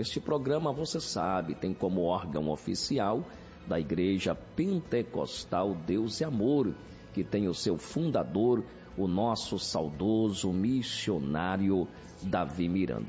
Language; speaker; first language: Portuguese; native; Portuguese